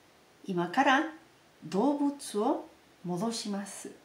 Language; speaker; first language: Japanese; non-native, fluent; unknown